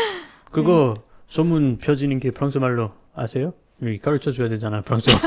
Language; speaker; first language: Korean; non-native, fluent; French